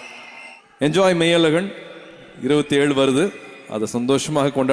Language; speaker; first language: Tamil; native; Tamil